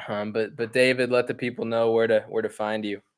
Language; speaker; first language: English; native; English